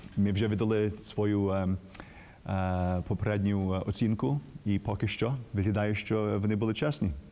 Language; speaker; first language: Ukrainian; early bilingual, heritage; Ukrainian